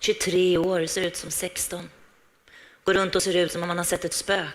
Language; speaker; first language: Swedish; native; Swedish